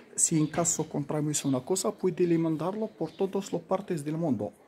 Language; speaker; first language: Spanish; non-native, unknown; Arabic